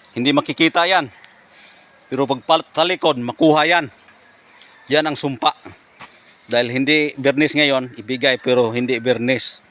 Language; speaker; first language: Filipino; non-native, local second language; Cebuano